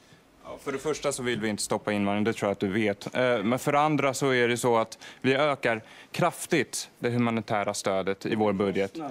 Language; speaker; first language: Swedish; native; Swedish